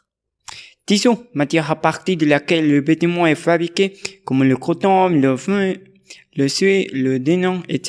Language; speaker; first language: French; non-native, learner; Spanish